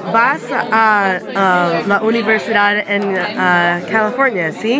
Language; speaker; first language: Spanish; non-native, learner; English